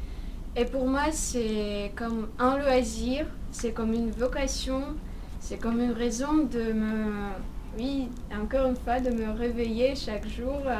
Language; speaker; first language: French; non-native, fluent; Russian